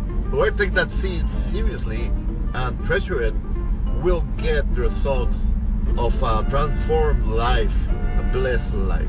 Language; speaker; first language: English; non-native, fluent; Spanish